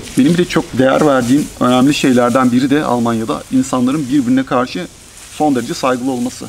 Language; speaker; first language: Turkish; native; Turkish